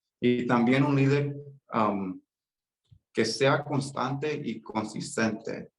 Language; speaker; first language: Spanish; early bilingual, heritage; Spanish